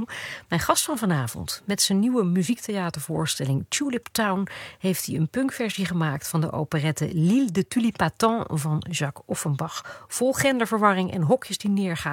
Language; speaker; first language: Dutch; native; Dutch